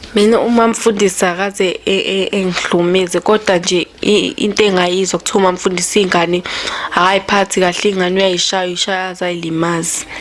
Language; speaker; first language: Zulu; native; Zulu